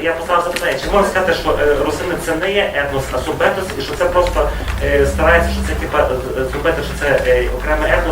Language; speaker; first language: Ukrainian; native; Ukrainian